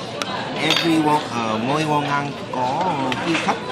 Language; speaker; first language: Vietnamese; non-native, learner; Korean